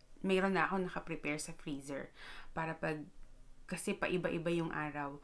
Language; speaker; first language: Filipino; native; Filipino